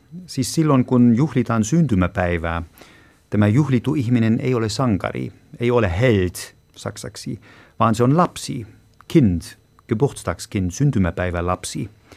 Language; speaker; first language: Finnish; non-native, fluent; German